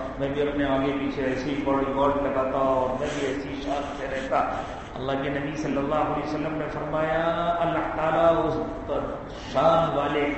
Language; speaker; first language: Urdu; native; Urdu